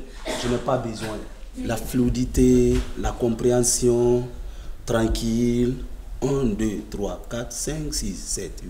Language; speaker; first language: French; non-native, fluent; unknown